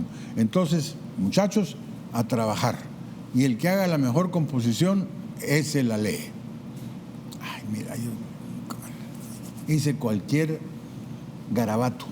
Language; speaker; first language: Spanish; native; Spanish